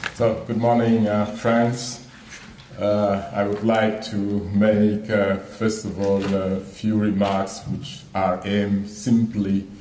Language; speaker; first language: English; non-native, fluent; Wolof